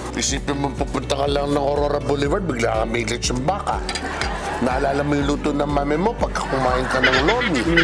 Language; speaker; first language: Filipino; non-native, local second language; Pampanga